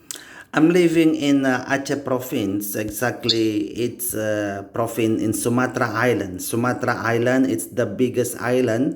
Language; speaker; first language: English; non-native, learner; Indonesian